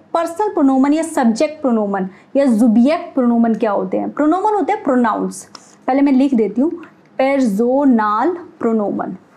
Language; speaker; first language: Hindi; native; Hindi